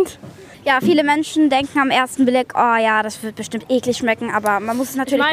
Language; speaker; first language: German; native; German